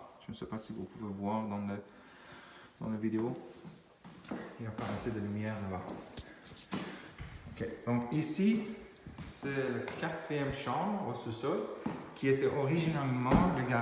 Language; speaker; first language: French; non-native, fluent; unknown